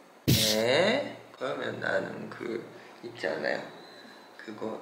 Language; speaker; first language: Korean; non-native, fluent; Japanese